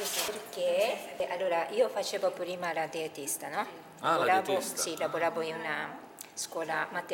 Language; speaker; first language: Italian; non-native, fluent; Japanese